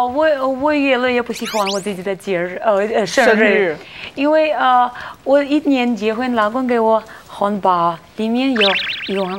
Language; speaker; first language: Chinese; non-native, learner; Russian